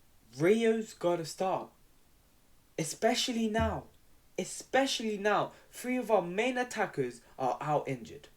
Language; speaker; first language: English; native; English